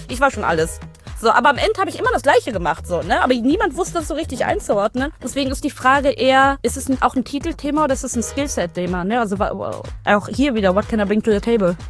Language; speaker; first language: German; early bilingual, other home language; Tamil